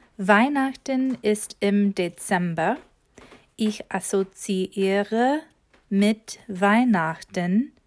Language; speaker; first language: German; non-native, fluent; English